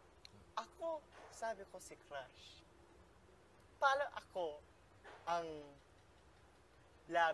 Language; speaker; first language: Filipino; non-native, learner; English